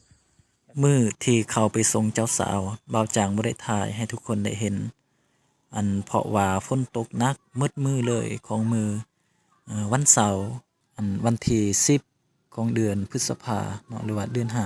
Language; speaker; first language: Thai; non-native, local second language; Lao